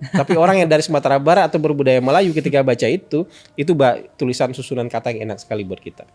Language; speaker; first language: Indonesian; non-native, local second language; Minangkabau